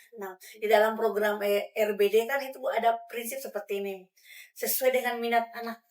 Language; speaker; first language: Indonesian; non-native, local second language; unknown